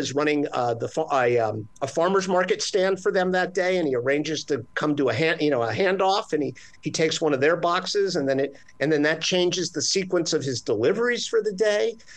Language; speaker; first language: English; native; English